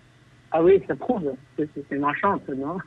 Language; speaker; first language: French; non-native, fluent; Chinese